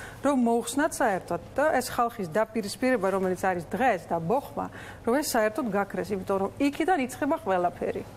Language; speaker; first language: Georgian; non-native, fluent; Dutch